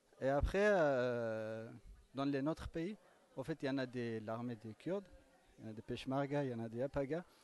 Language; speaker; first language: French; non-native, learner; Kurdish